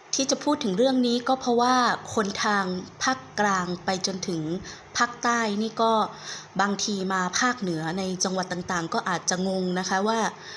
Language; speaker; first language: Thai; native; Thai